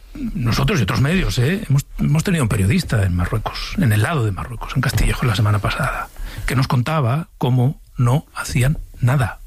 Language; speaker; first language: Spanish; native; Spanish